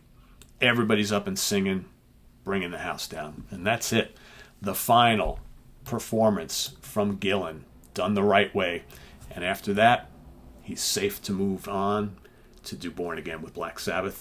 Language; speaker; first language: English; native; English